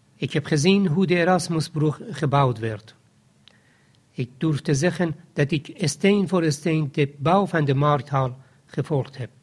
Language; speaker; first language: Dutch; non-native, fluent; Persian